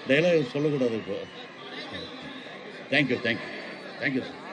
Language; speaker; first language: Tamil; non-native, local second language; Telugu